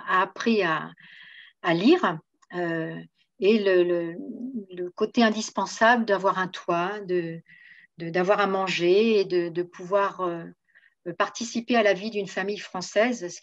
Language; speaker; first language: French; native; French